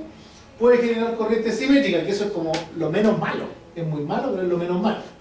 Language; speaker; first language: Spanish; native; Spanish